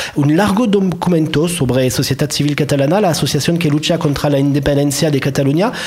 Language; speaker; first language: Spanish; non-native, fluent; French